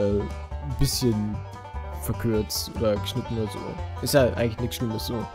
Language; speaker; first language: German; native; German